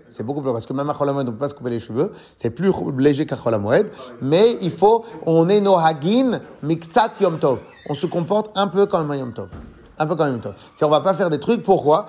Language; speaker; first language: French; native; French